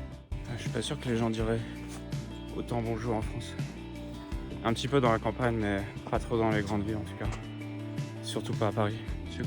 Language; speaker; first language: French; native; French